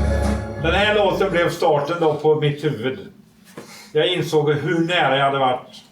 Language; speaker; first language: Swedish; native; Swedish